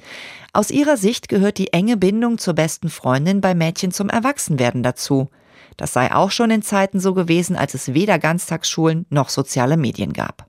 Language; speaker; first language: German; native; German